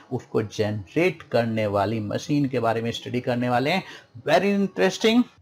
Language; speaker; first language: Hindi; native; Hindi